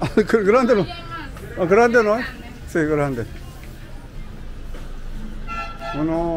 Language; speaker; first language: Spanish; non-native, learner; Korean